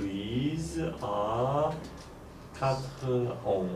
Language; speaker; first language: French; non-native, learner; Polish